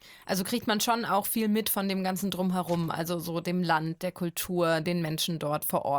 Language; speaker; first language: German; native; German